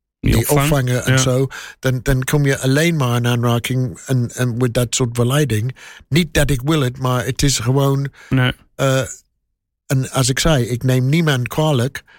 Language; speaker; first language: Dutch; non-native, learner; English